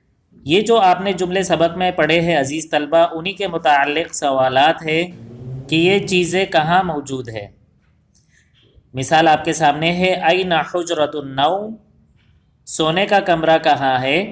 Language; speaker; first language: Urdu; native; Urdu